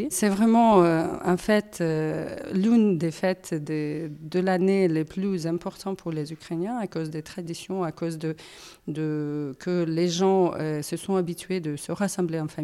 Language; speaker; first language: French; non-native, fluent; Ukrainian